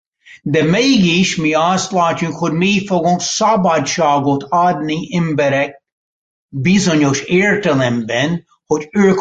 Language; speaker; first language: Hungarian; non-native, fluent; English